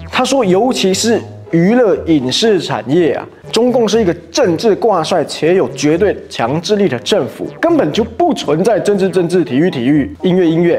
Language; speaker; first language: Chinese; native; Chinese